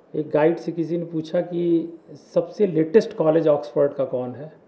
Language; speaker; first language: Hindi; native; Hindi